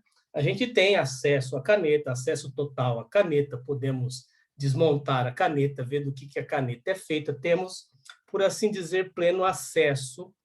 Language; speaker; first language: Portuguese; native; Portuguese